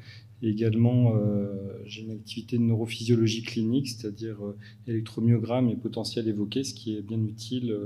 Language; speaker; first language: French; native; French